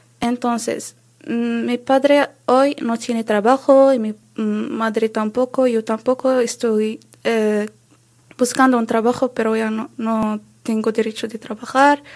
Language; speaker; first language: Spanish; non-native, learner; Arabic